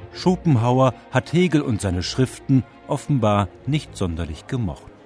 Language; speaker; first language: German; native; German